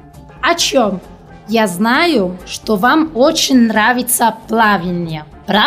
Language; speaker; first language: Russian; non-native, learner; Italian